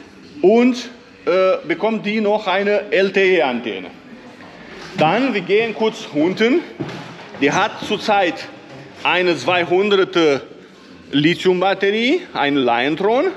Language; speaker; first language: German; non-native, fluent; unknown